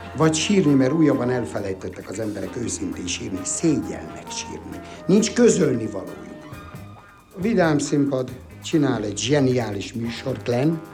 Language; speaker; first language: Hungarian; native; Hungarian